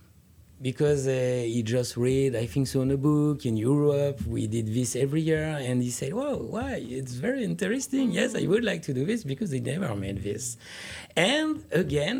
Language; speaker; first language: English; non-native, learner; French